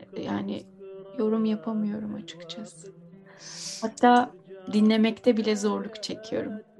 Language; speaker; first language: Turkish; native; Turkish